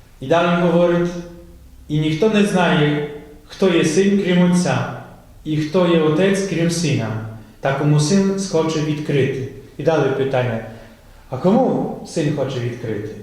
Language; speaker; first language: Ukrainian; non-native, fluent; Polish